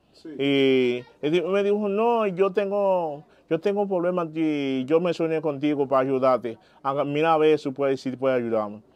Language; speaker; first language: Spanish; non-native, learner; Haitian Creole